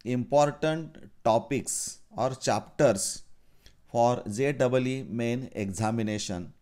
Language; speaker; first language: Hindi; non-native, local second language; Marathi